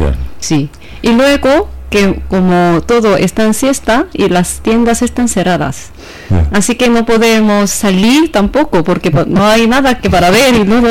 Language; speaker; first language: Spanish; non-native, learner; Korean